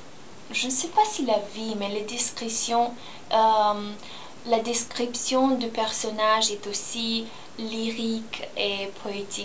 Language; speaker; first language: French; non-native, learner; Romanian